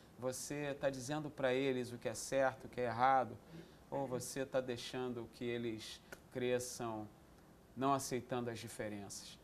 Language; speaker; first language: Portuguese; native; Portuguese